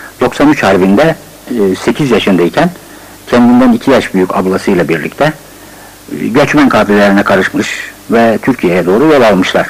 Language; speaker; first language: Turkish; native; Turkish